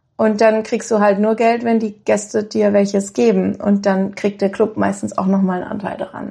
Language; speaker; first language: German; native; German